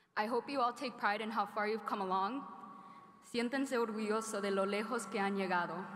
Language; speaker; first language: English; early bilingual, other home language; Spanish